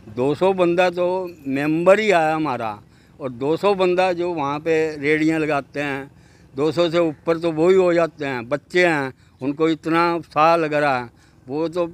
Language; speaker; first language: Hindi; native; Hindi